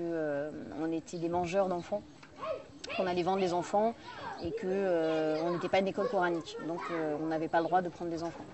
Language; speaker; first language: French; native; French